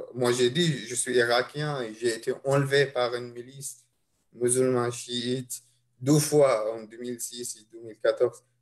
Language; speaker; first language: French; non-native, fluent; Arabic